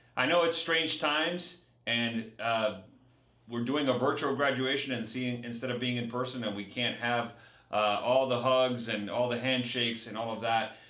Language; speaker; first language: English; early bilingual, other home language; Spanish